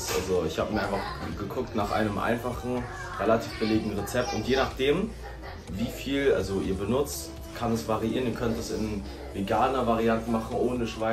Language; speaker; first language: German; native; German